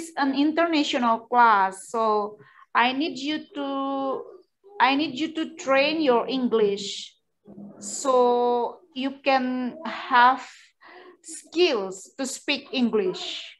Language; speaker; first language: English; non-native, fluent; Indonesian